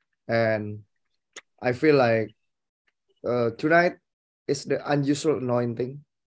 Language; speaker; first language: English; non-native, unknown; Indonesian